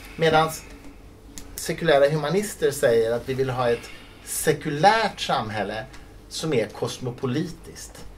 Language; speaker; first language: Swedish; native; Swedish